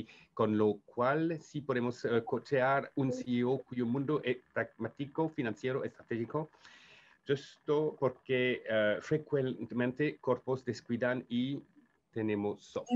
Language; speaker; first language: Spanish; non-native, learner; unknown